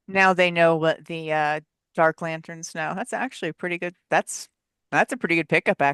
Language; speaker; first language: English; native; English